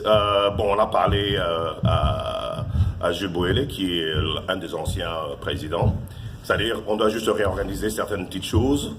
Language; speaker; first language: French; non-native, local second language; Lingala